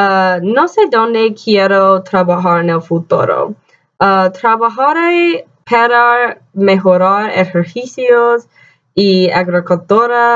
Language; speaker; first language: Spanish; non-native, learner; English